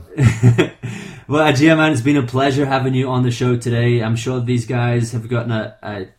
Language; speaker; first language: English; non-native, fluent; Portuguese